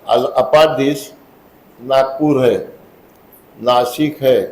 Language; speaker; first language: Hindi; non-native, local second language; Marathi